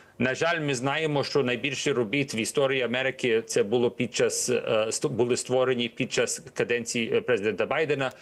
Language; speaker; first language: Ukrainian; early bilingual, heritage; Ukrainian